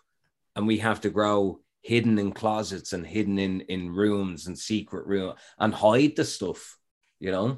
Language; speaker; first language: English; native; English